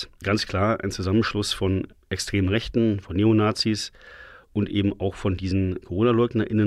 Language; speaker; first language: German; native; German